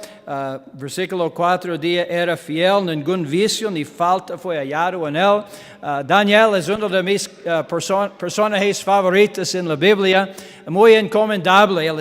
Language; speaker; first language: Spanish; non-native, learner; English